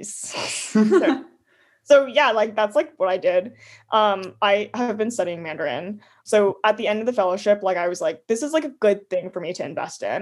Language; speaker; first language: English; native; English